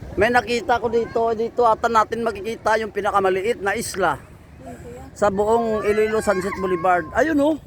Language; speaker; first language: Filipino; non-native, local second language; Hiligaynon